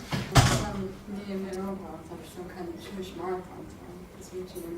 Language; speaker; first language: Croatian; non-native, learner; English